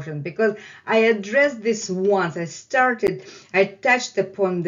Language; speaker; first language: English; non-native, fluent; Russian